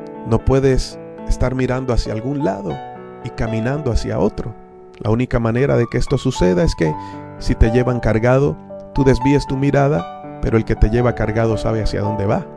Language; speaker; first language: Spanish; native; Spanish